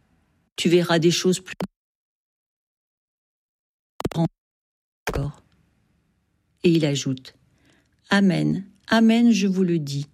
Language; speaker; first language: French; native; French